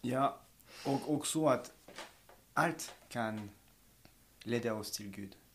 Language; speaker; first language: Swedish; non-native, fluent; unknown